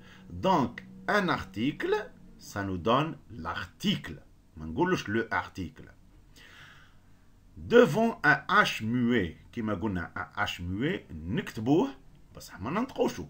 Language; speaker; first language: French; non-native, local second language; Arabic